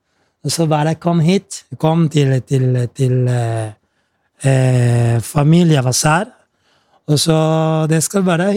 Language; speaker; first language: Norwegian; non-native, fluent; Spanish